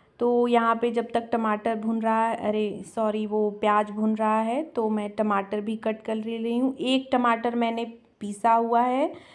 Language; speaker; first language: Hindi; native; Hindi